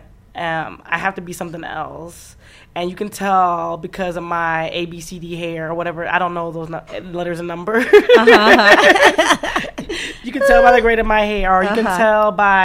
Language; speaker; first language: English; native; English